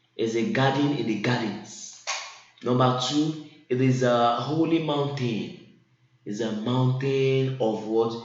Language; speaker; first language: English; non-native, local second language; Yoruba